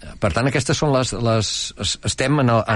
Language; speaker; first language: Catalan; native; Catalan